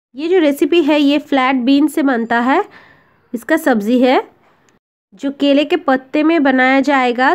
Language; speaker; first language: Hindi; non-native, local second language; Bangla